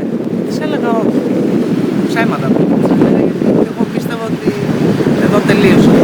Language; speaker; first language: Greek; native; Greek